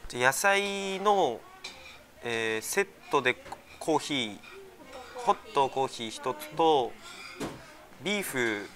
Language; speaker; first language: Japanese; native; Japanese